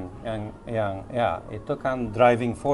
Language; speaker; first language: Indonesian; non-native, fluent; Swedish